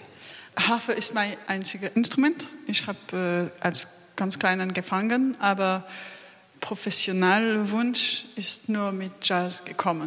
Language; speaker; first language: German; non-native, fluent; French